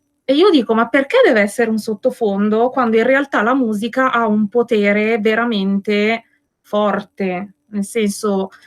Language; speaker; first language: Italian; native; Italian